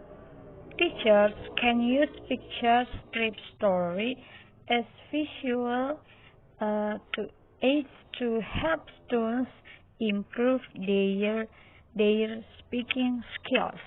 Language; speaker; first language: English; non-native, learner; Indonesian